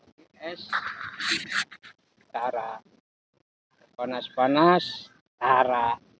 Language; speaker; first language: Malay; non-native, local second language; Sundanese